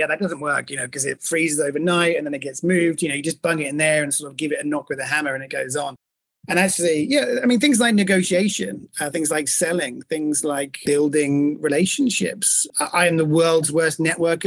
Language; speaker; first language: English; native; English